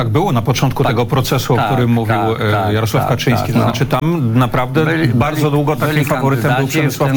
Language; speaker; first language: Polish; native; Polish